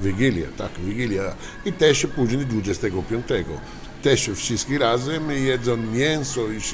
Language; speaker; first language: Polish; non-native, learner; Italian